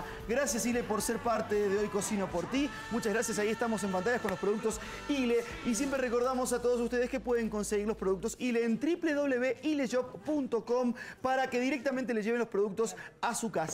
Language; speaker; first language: Spanish; native; Spanish